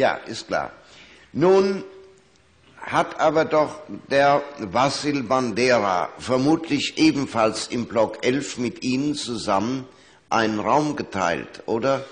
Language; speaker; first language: German; native; German